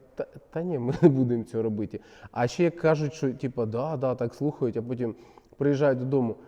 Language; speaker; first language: Ukrainian; non-native, local second language; Russian